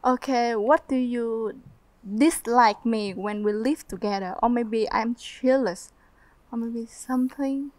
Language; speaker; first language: English; non-native, learner; Vietnamese